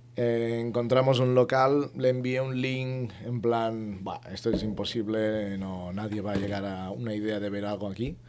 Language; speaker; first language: Spanish; native; Spanish